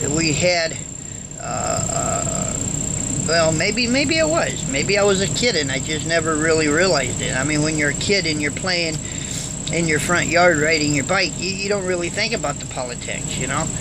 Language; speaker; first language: English; native; English